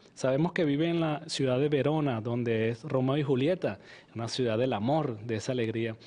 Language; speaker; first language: Spanish; native; Spanish